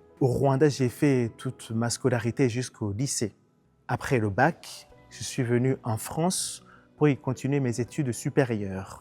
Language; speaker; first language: French; non-native, local second language; Kinyarwanda